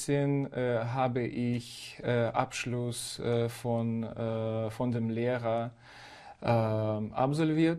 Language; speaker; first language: German; non-native, fluent; Ukrainian